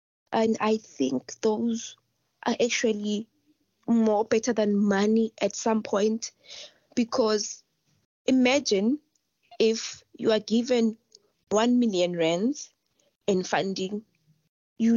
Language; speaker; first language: English; non-native, local second language; Northern Sotho